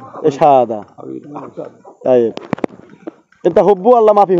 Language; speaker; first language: Arabic; non-native, learner; Bangla